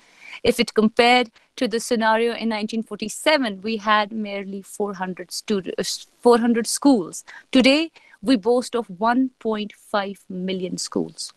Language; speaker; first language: English; non-native, local second language; Kashmiri